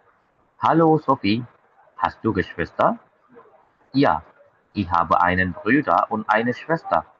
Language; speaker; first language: German; non-native, fluent; Indonesian